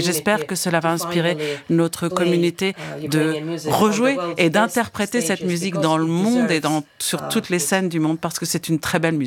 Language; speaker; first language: French; non-native, fluent; Ukrainian